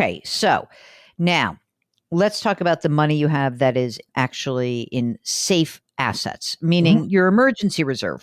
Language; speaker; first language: English; native; English